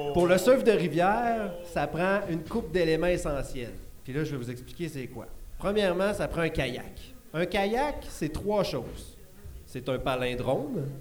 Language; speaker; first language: French; native; French